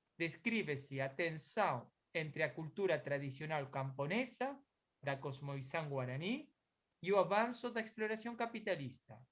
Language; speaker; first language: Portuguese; non-native, fluent; Spanish